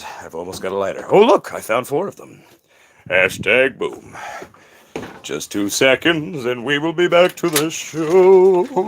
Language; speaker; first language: English; native; English